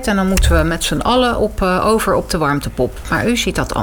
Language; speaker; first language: Dutch; native; Dutch